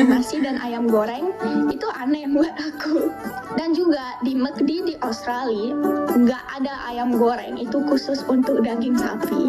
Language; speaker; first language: Indonesian; non-native, fluent; English